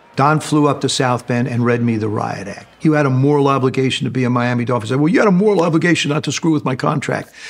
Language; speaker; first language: English; native; English